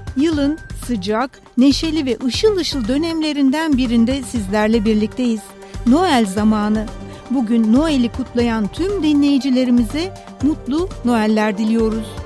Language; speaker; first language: Turkish; native; Turkish